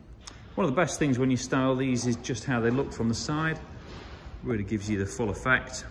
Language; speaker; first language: English; native; English